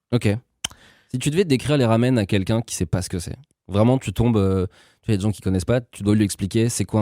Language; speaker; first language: French; native; French